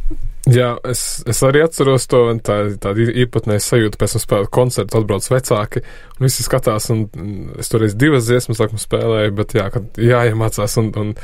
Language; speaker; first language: Latvian; native; Latvian